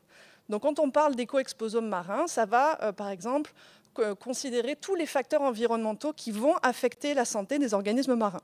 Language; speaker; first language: French; native; French